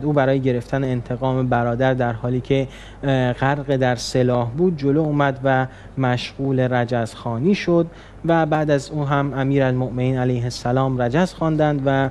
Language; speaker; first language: Persian; native; Persian